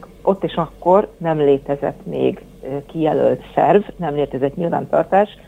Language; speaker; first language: Hungarian; native; Hungarian